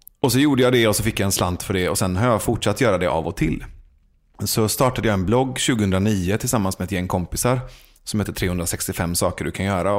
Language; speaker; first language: Swedish; early bilingual, other home language; Persian